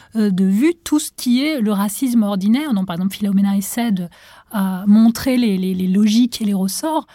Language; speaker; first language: French; non-native, local second language; Arabic